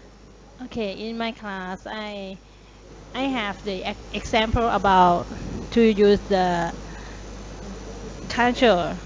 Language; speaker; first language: English; non-native, learner; Thai